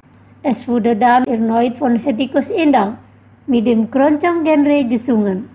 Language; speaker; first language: German; non-native, fluent; Indonesian